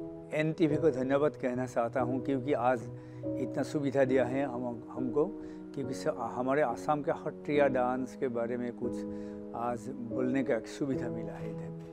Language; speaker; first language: Hindi; non-native, local second language; Assamese